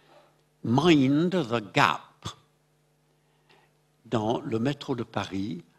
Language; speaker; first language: French; non-native, fluent; English